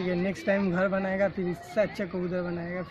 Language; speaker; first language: Hindi; non-native, local second language; Bangla